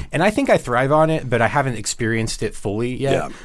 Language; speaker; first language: English; native; English